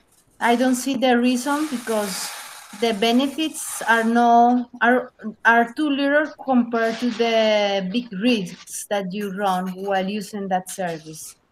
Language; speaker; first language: English; non-native, learner; Spanish